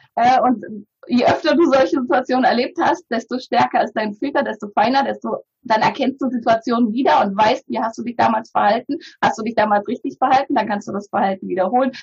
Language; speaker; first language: German; early bilingual, other home language; Bulgarian